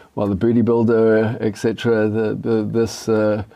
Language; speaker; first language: English; native; English